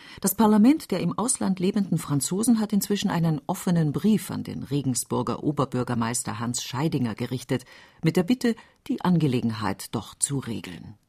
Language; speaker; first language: German; native; German